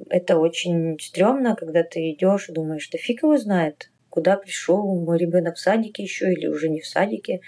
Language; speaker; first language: Russian; native; Russian